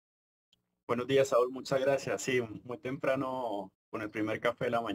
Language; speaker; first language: Spanish; native; Spanish